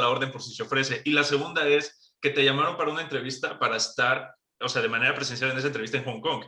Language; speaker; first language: Spanish; native; Spanish